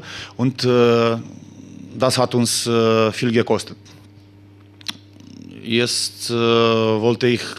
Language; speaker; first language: German; non-native, learner; Romanian